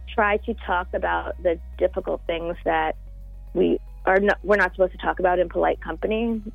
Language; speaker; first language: English; native; English